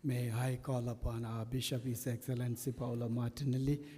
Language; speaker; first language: English; non-native, local second language; Tamil